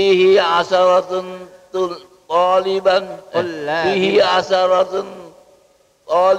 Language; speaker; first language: Arabic; non-native, learner; Indonesian